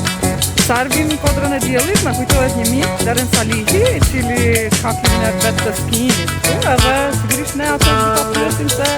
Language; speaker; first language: Albanian; native; Albanian